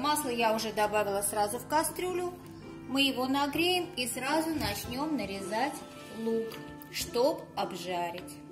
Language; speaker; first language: Russian; non-native, fluent; Armenian